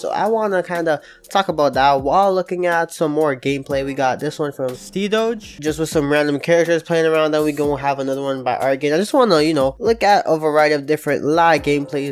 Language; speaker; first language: English; native; English